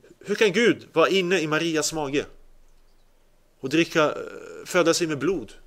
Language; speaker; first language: Swedish; early bilingual, other home language; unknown